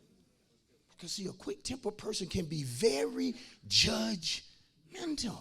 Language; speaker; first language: English; native; English